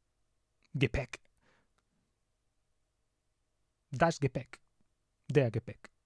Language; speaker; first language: German; non-native, learner; Spanish